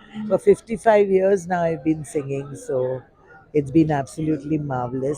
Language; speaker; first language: English; non-native, local second language; Tamil